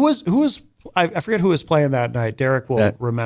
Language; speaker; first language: English; native; English